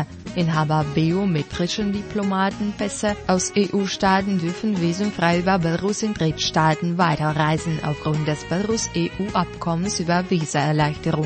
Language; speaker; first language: German; non-native, fluent; Russian